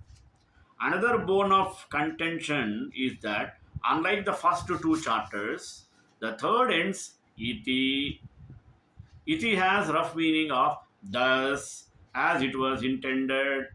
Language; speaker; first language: English; non-native, local second language; Telugu